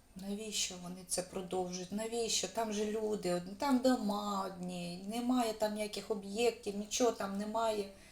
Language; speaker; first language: Ukrainian; native; Ukrainian